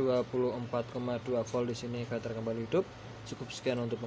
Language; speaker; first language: Indonesian; native; Indonesian